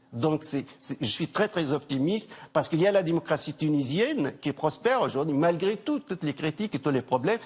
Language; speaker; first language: French; non-native, local second language; Arabic